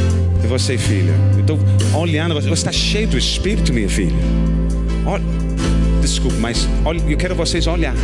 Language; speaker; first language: Portuguese; non-native, learner; English